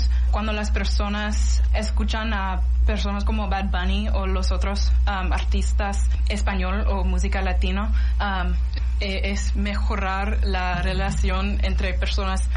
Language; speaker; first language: Spanish; non-native, learner; English